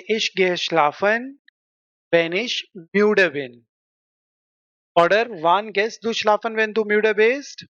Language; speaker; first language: German; non-native, fluent; Hindi